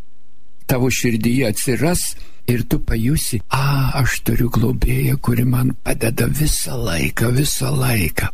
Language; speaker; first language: Lithuanian; early bilingual, heritage; Lithuanian